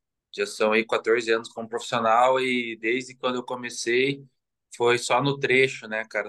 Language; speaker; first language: Portuguese; native; Portuguese